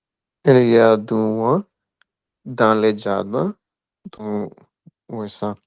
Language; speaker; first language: French; non-native, learner; Hindi